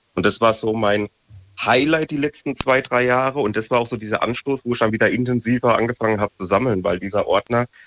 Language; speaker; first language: German; native; German